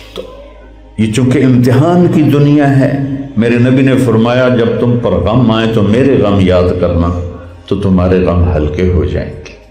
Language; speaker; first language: Urdu; non-native, local second language; Punjabi